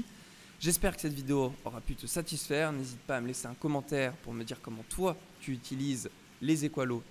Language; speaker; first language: French; native; French